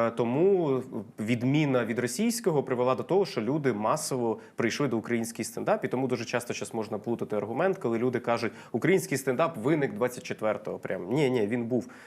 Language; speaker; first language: Ukrainian; non-native, local second language; Russian